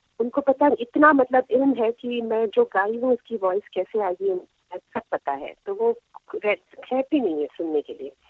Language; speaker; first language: Hindi; non-native, local second language; Tamil